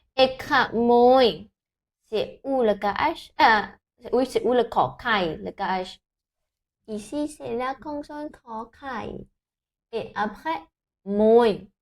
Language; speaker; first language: French; non-native, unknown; Thai